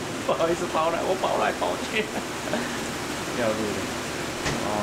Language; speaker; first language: Chinese; non-native, learner; Japanese